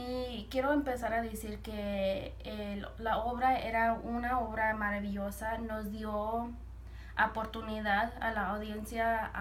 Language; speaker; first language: Spanish; early bilingual, heritage; Spanish